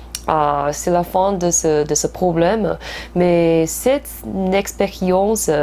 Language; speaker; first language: French; non-native, fluent; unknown